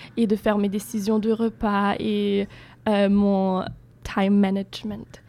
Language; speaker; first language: French; non-native, fluent; German